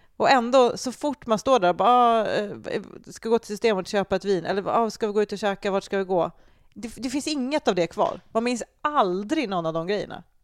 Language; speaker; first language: Swedish; native; Swedish